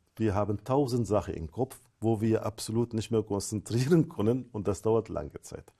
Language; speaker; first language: German; non-native, fluent; Arabic